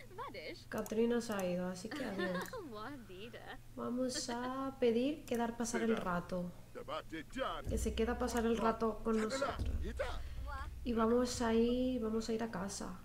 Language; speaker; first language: Spanish; native; Spanish